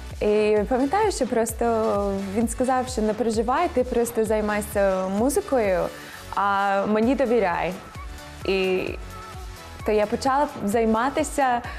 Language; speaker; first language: Ukrainian; non-native, fluent; English